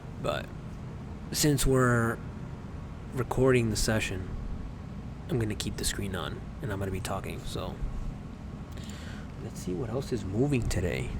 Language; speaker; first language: English; native; English